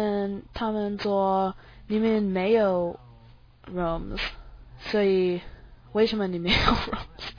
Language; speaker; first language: Chinese; non-native, learner; English